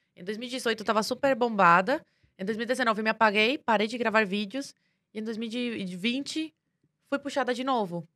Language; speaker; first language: Portuguese; early bilingual, other home language; Spanish